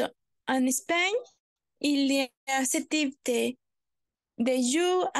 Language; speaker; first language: French; non-native, learner; Spanish